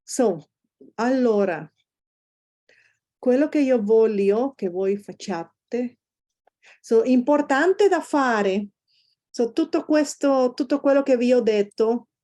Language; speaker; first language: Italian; non-native, fluent; Spanish